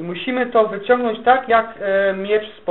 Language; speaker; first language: Polish; native; Polish